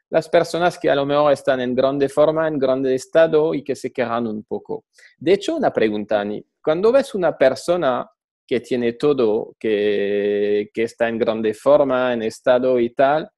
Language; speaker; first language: Spanish; non-native, fluent; French